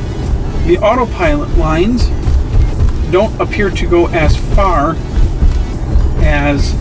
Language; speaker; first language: English; native; English